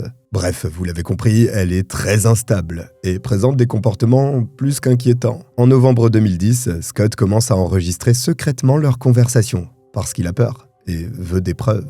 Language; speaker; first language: French; native; French